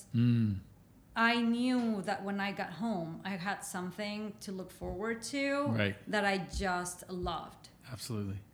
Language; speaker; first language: English; non-native, fluent; Spanish